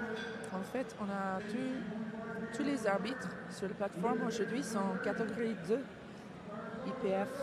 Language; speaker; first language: French; non-native, learner; English